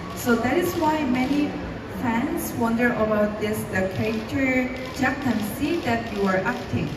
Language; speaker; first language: English; non-native, fluent; Korean